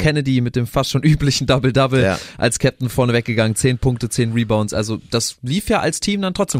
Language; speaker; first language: German; native; German